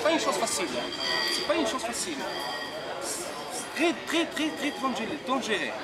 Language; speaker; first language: French; non-native, learner; Arabic